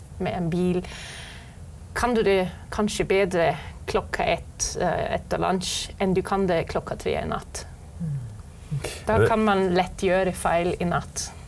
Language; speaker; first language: Norwegian; non-native, fluent; German